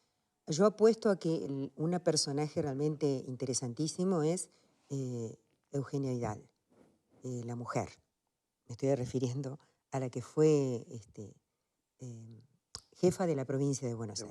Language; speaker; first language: Spanish; native; Spanish